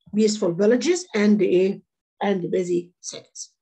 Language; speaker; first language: English; non-native, fluent; Arabic